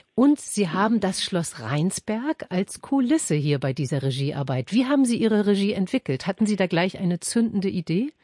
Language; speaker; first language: German; native; German